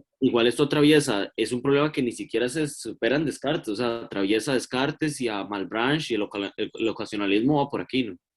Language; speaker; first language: Spanish; native; Spanish